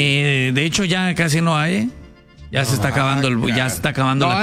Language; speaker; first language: Spanish; native; Spanish